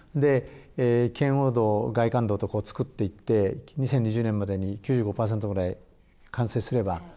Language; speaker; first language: Japanese; native; Japanese